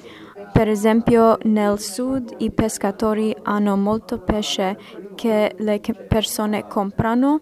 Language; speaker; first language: Italian; non-native, learner; English